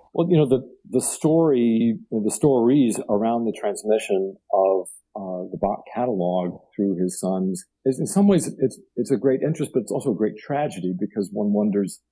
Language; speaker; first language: English; native; English